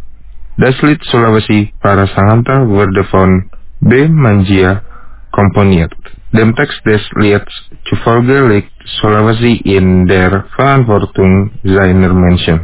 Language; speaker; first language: German; non-native, fluent; Indonesian